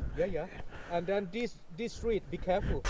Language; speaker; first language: English; non-native, learner; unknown